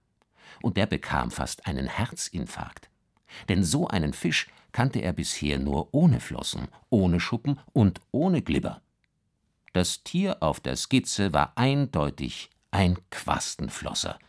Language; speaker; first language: German; native; German